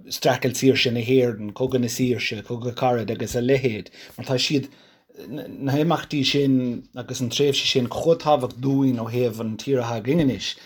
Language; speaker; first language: Irish; non-native, local second language; English